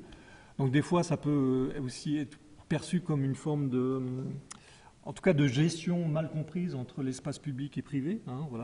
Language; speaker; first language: French; native; French